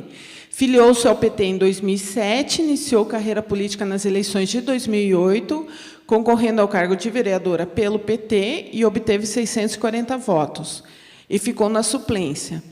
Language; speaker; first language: Portuguese; native; Portuguese